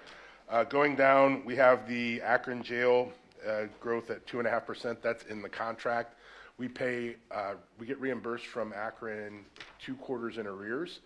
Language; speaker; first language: English; native; English